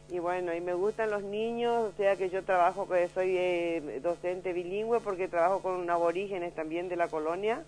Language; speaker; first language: Spanish; native; Spanish